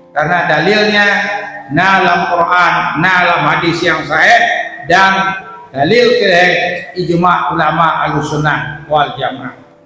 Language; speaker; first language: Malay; non-native, local second language; Achinese